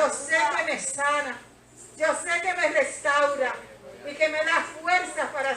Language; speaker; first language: Spanish; native; Spanish